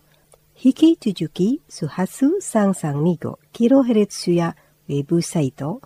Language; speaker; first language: Japanese; non-native, fluent; Indonesian